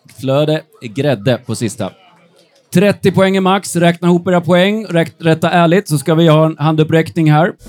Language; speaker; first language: Swedish; native; Swedish